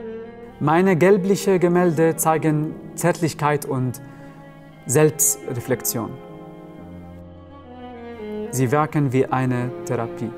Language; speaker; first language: German; non-native, fluent; Arabic